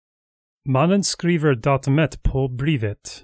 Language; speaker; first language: Swedish; non-native, learner; English